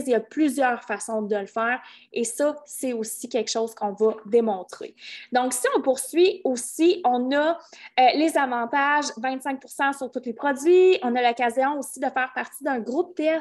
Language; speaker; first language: French; native; French